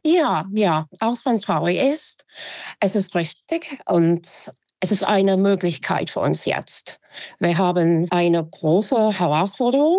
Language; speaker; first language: German; non-native, fluent; English